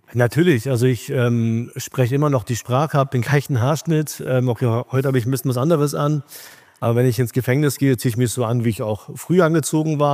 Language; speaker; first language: German; early bilingual, other home language; Urdu